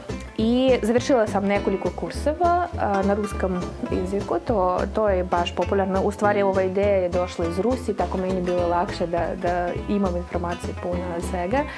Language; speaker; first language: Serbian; non-native, fluent; Russian